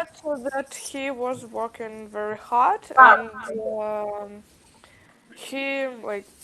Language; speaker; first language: English; non-native, learner; Russian